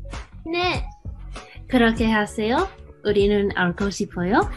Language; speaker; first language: Korean; non-native, learner; English